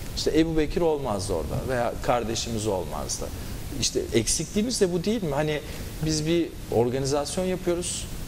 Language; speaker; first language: Turkish; native; Turkish